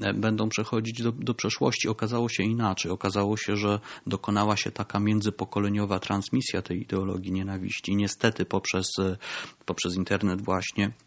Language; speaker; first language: Polish; native; Polish